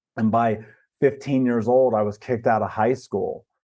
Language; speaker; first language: English; native; English